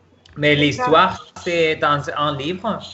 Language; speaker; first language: French; non-native, learner; Spanish